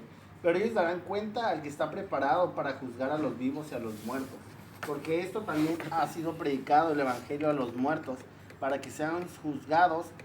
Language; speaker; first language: Spanish; native; Spanish